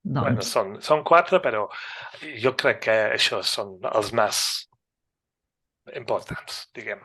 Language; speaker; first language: Catalan; non-native, fluent; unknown